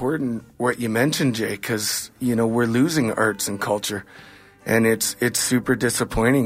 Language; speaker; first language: English; native; English